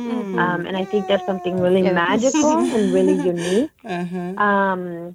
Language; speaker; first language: English; native; English